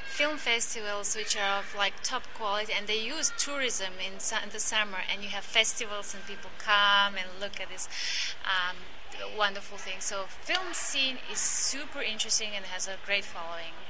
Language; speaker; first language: English; non-native, fluent; Croatian